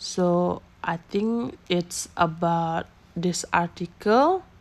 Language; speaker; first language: English; non-native, learner; Indonesian